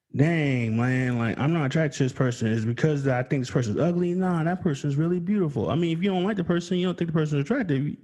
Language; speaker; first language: English; native; English